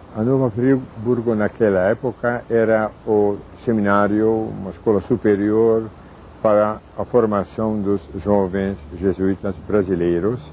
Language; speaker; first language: Portuguese; non-native, fluent; Hungarian